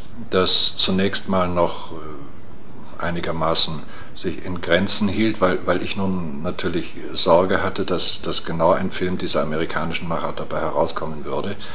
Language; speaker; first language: German; native; German